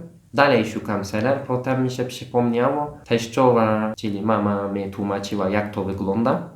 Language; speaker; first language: Polish; non-native, fluent; Turkish